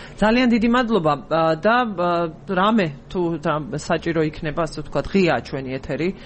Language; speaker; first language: Georgian; native; Georgian